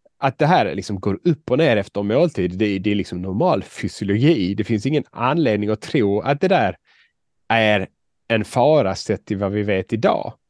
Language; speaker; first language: Swedish; native; Swedish